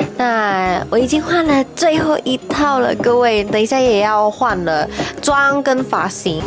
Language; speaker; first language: Chinese; non-native, fluent; Indonesian